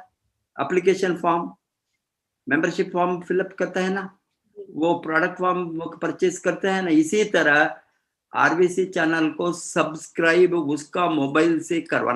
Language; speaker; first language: Hindi; non-native, fluent; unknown